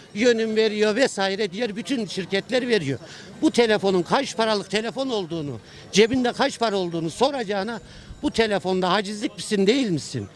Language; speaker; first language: Turkish; native; Turkish